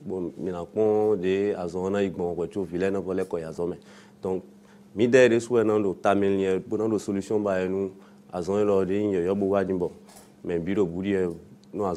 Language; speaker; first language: French; non-native, local second language; Fon